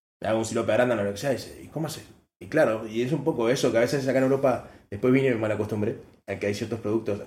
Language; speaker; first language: Spanish; native; Spanish